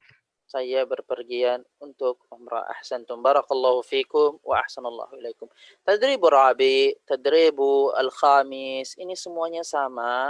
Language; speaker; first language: Indonesian; native; Indonesian